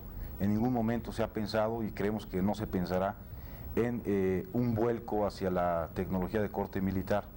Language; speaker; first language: Spanish; native; Spanish